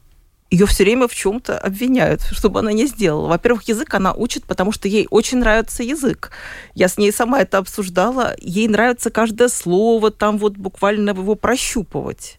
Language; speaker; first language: Russian; native; Russian